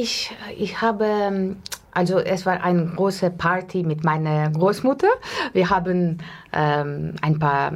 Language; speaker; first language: German; non-native, learner; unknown